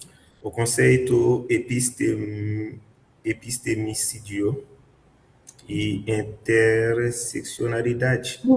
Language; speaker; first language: Portuguese; non-native, learner; Haitian Creole